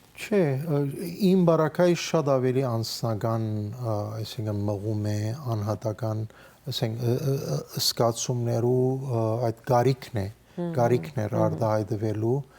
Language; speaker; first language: Armenian; early bilingual, heritage; Armenian